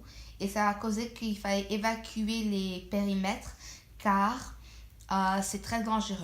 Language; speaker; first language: French; non-native, fluent; English